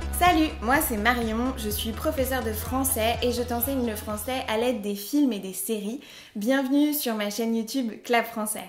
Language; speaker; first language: French; native; French